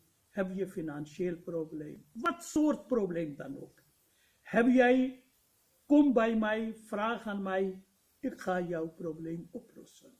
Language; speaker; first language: Dutch; non-native, fluent; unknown